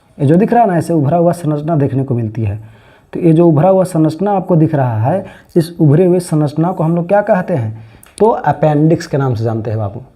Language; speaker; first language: Hindi; native; Hindi